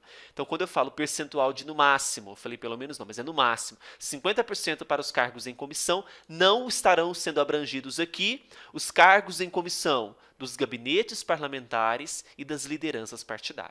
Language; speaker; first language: Portuguese; native; Portuguese